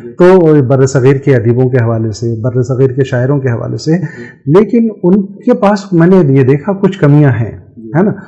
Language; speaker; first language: Urdu; native; Urdu